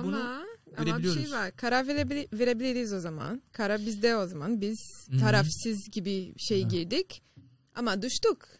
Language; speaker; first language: Turkish; non-native, fluent; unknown